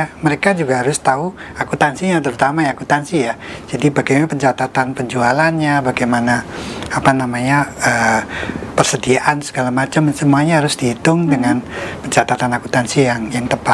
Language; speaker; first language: Indonesian; native; Indonesian